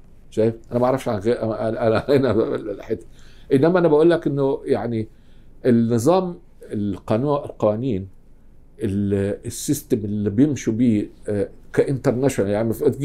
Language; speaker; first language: Arabic; native; Arabic